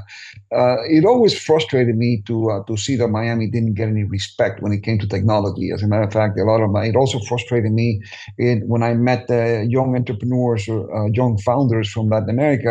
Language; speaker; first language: English; non-native, fluent; Spanish